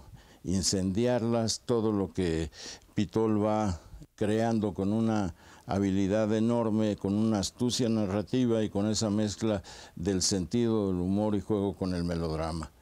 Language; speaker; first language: Spanish; native; Spanish